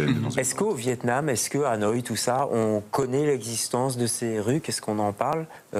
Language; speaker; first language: French; native; French